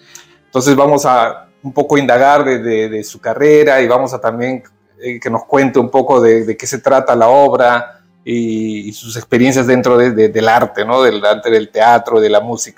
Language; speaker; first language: Spanish; native; Spanish